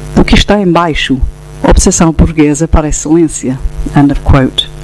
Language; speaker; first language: Portuguese; non-native, fluent; English